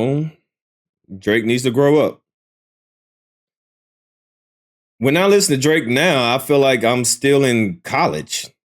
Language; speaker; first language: English; native; English